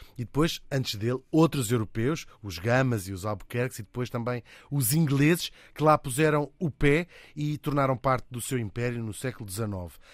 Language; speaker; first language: Portuguese; native; Portuguese